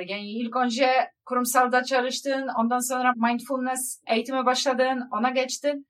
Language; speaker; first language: Turkish; non-native, learner; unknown